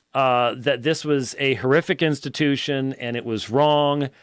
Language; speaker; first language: English; native; English